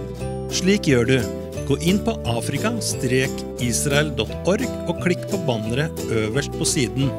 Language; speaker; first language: Norwegian; native; Norwegian